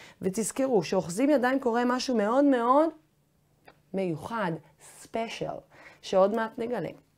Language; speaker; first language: Hebrew; native; Hebrew